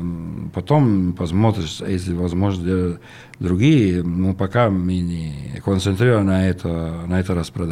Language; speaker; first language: Russian; non-native, learner; Italian